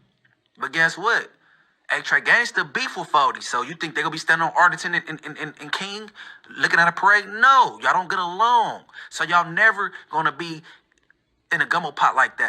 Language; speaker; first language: English; native; English